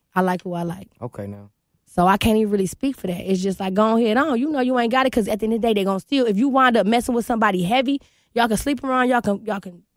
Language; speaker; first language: English; native; English